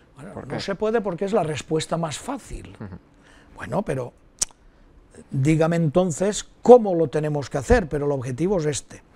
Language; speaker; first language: Spanish; native; Spanish